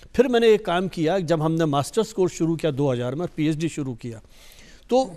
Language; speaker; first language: Hindi; native; Hindi